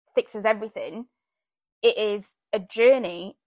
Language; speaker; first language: English; early bilingual, other home language; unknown